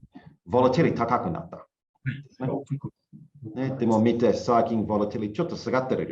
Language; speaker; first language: Japanese; non-native, learner; English